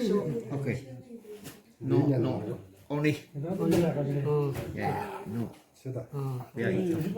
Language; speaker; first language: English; non-native, learner; Chinese